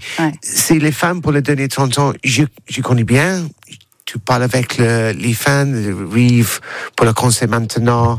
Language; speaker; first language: French; non-native, learner; English